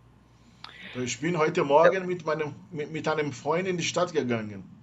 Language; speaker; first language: German; non-native, fluent; Portuguese